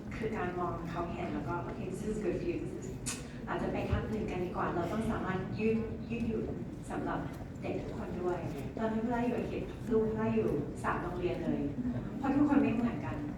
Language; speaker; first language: Thai; native; Thai